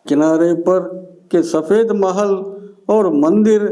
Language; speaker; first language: Hindi; non-native, local second language; Telugu